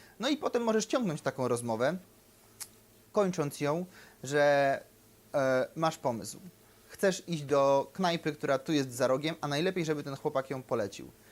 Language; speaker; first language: Polish; native; Polish